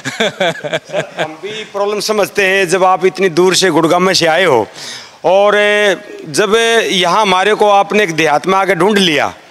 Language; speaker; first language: Hindi; native; Hindi